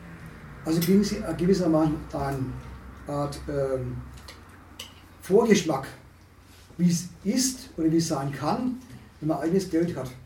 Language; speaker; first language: German; native; German